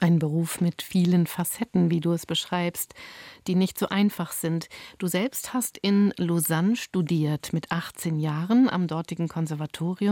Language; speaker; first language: German; native; German